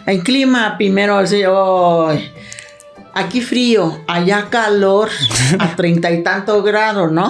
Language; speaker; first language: Spanish; non-native, learner; Thai